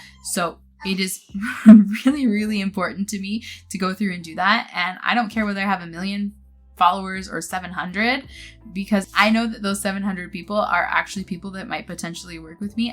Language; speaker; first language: English; native; English